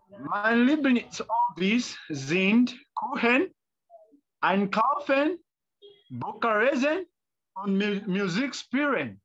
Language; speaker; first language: German; non-native, learner; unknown